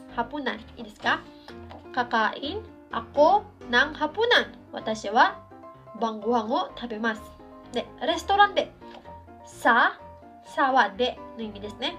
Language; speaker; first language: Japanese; non-native, fluent; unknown